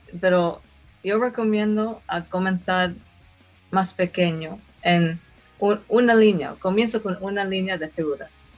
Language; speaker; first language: Spanish; early bilingual, heritage; Spanish